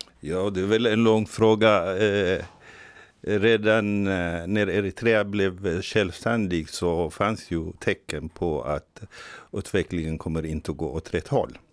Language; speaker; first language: Swedish; non-native, fluent; Tigrinya